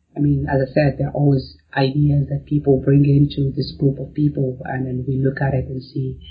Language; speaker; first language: English; non-native, fluent; Arabic